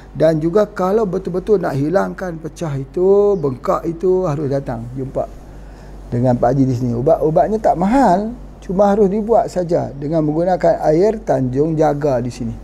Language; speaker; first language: Malay; native; Malay